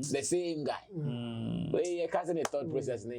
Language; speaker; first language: English; non-native, local second language; Akan